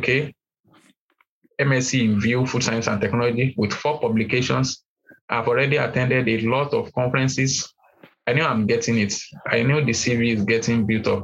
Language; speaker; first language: English; non-native, local second language; Yoruba